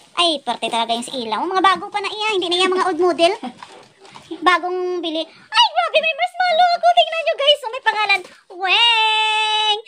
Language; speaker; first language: Filipino; non-native, local second language; Hiligaynon